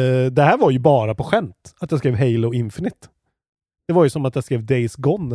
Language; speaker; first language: Swedish; native; Swedish